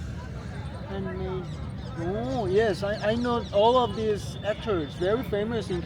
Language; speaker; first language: English; non-native, learner; Korean